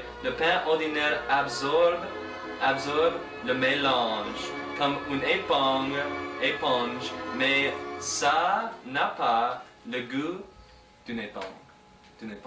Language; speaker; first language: French; non-native, learner; English